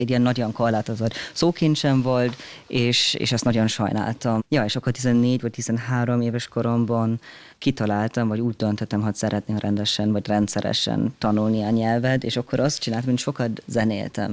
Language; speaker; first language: Hungarian; non-native, fluent; German